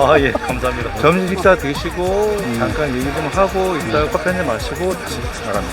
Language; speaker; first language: Korean; native; Korean